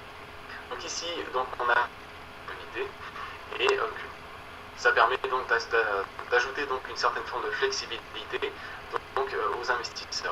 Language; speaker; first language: French; native; French